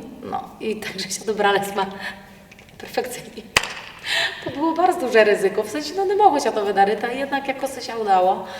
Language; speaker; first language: Polish; non-native, local second language; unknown